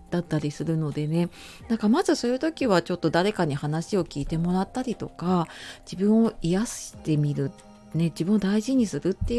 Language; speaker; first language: Japanese; native; Japanese